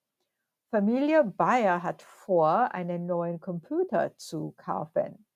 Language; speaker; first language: German; non-native, fluent; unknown